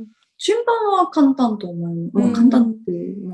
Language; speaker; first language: Japanese; non-native, fluent; Russian